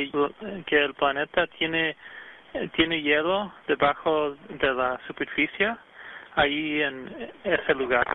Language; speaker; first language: Spanish; early bilingual, heritage; English